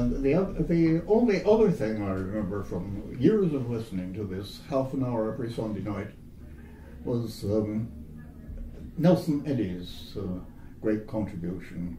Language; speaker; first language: English; native; English